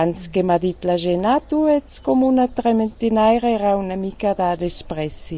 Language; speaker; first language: Catalan; non-native, fluent; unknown